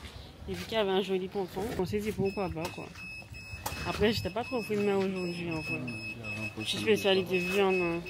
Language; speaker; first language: French; native; French